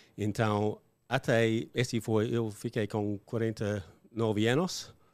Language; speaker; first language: Portuguese; non-native, learner; English